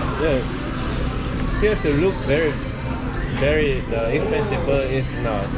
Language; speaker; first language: English; non-native, learner; Korean